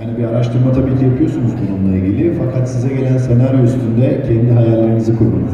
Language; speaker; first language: Turkish; native; Turkish